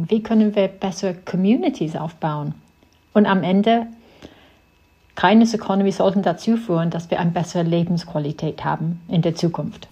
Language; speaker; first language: German; non-native, fluent; English